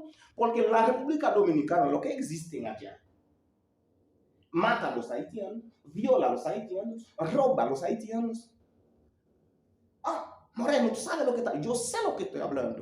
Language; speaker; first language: Spanish; non-native, learner; Haitian Creole